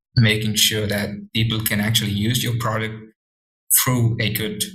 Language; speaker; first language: English; non-native, fluent; Morisyen